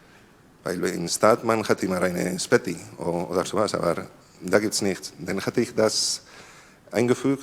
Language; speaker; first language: German; non-native, learner; Spanish